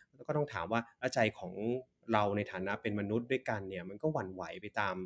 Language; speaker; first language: Thai; native; Thai